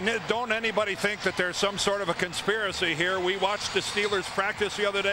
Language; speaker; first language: English; native; English